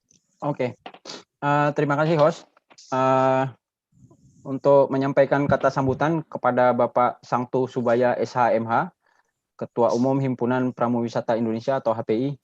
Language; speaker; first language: Indonesian; native; Indonesian